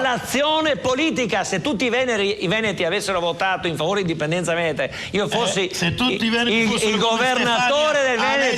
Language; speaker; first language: Italian; native; Italian